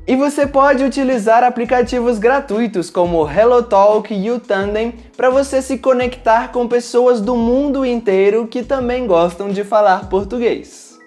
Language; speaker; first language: Portuguese; native; Portuguese